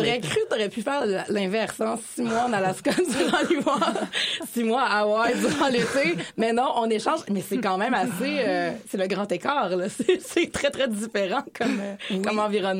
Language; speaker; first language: French; native; French